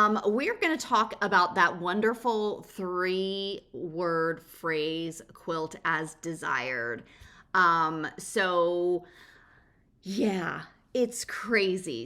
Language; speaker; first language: English; native; English